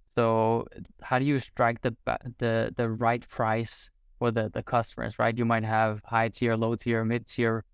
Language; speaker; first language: English; non-native, fluent; Portuguese